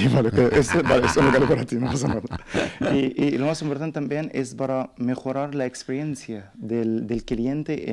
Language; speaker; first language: Spanish; non-native, learner; Arabic